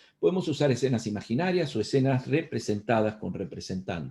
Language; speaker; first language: Portuguese; non-native, fluent; Spanish